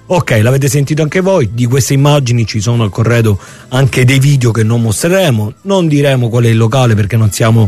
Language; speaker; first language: Italian; native; Italian